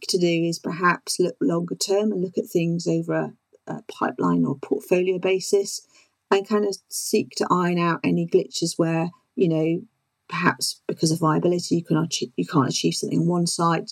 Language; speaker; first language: English; native; English